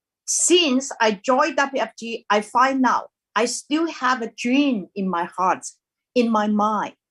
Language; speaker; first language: English; non-native, learner; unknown